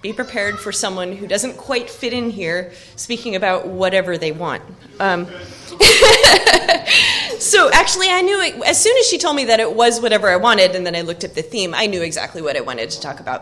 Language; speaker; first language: English; native; English